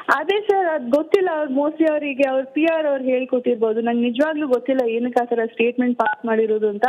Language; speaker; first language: Kannada; non-native, local second language; Kodava